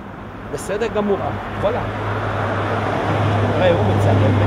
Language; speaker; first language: Hebrew; non-native, fluent; French